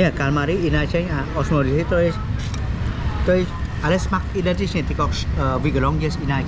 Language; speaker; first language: Polish; non-native, learner; Khmer